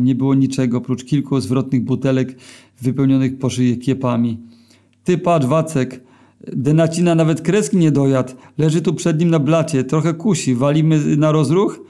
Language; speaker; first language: Polish; native; Polish